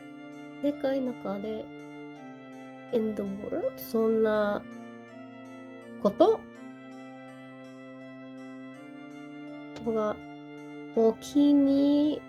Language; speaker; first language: Japanese; non-native, learner; English